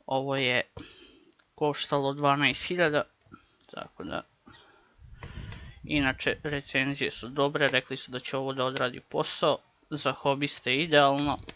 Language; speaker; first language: Croatian; native; Croatian